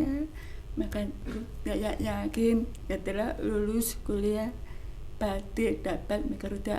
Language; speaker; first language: Indonesian; non-native, local second language; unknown